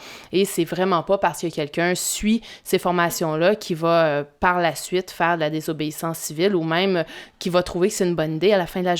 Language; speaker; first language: French; native; French